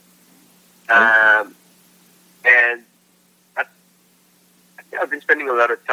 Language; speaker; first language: English; non-native, local second language; Filipino